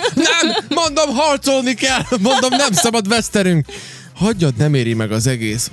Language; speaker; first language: Hungarian; native; Hungarian